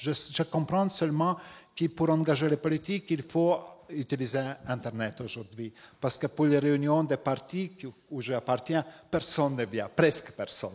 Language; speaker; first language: French; non-native, fluent; Latvian